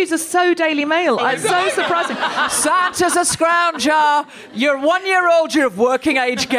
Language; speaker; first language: English; native; English